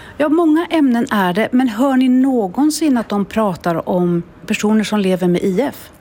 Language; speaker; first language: Swedish; native; Swedish